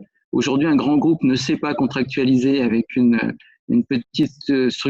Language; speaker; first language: French; native; French